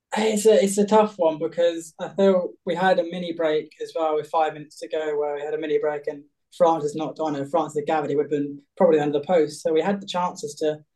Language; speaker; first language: English; native; English